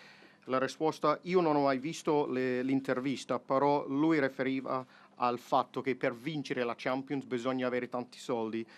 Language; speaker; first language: Italian; non-native, fluent; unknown